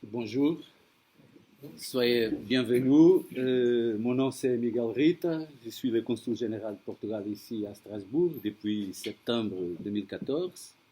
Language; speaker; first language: French; non-native, fluent; Portuguese